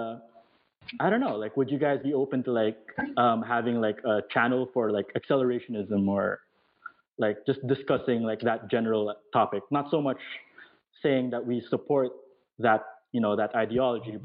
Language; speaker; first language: English; non-native, local second language; Filipino